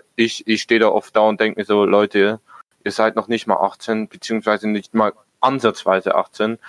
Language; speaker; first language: German; native; German